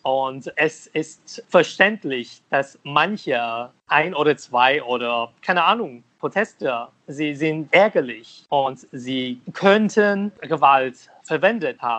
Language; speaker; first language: German; non-native, fluent; Cantonese